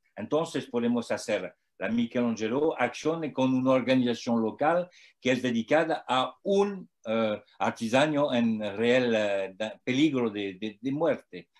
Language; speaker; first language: Spanish; non-native, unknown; French